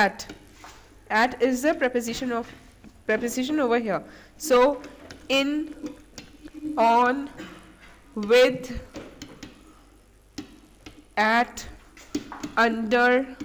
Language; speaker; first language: English; non-native, local second language; Hindi